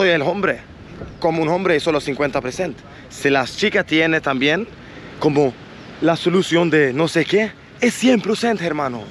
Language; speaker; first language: Spanish; non-native, learner; Swedish